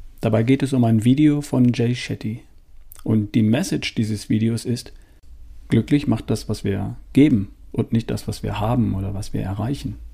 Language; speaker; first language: German; native; German